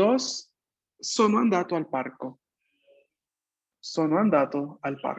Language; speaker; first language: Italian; non-native, fluent; Spanish